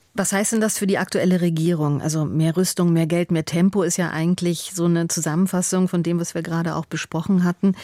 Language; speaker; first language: German; native; German